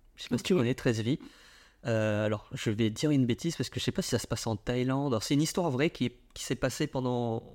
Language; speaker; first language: French; early bilingual, other home language; Vietnamese